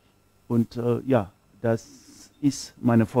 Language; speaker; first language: German; non-native, fluent; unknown